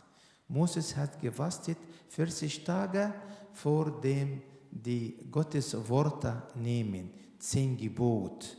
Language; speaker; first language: German; non-native, learner; Arabic